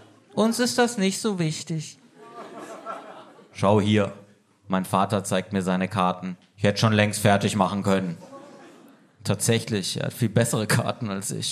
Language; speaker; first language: German; native; German